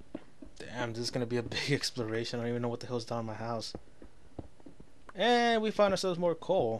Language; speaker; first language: English; native; English